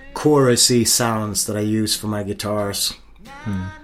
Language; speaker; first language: English; non-native, fluent; Swedish